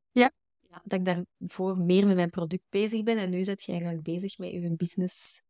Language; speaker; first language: Dutch; native; Dutch